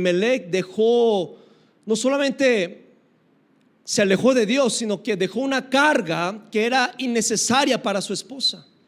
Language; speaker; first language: Spanish; native; Spanish